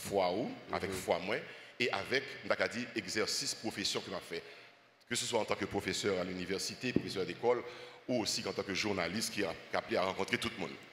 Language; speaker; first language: French; non-native, local second language; Haitian Creole